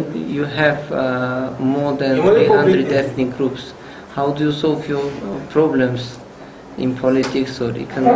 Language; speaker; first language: English; non-native, fluent; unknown